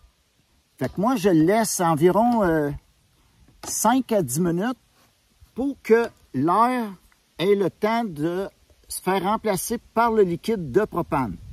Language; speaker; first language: French; native; French